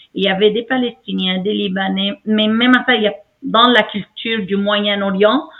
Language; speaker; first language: French; non-native, fluent; Arabic